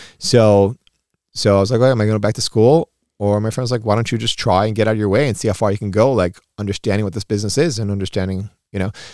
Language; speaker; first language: English; early bilingual, other home language; Spanish